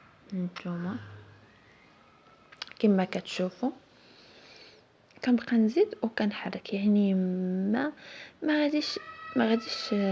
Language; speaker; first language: Arabic; native; Arabic